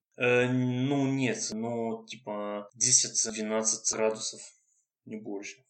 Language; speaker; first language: Russian; non-native, fluent; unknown